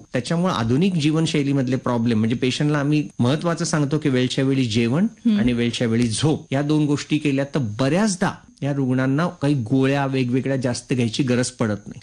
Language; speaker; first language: Marathi; native; Marathi